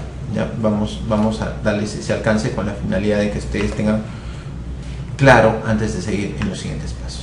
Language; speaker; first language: Spanish; native; Spanish